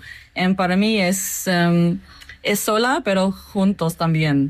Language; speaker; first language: Spanish; non-native, learner; English